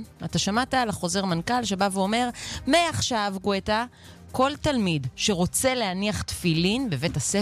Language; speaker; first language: Hebrew; native; Hebrew